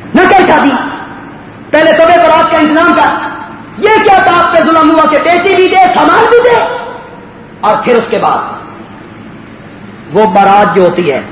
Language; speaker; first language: Urdu; non-native, local second language; Punjabi